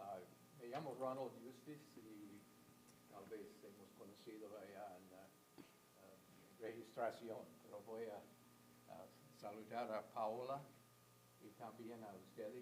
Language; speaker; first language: Spanish; non-native, fluent; English